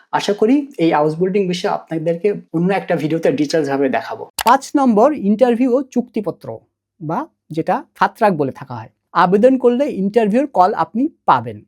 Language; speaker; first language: Bangla; native; Bangla